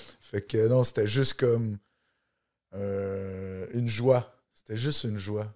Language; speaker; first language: French; native; French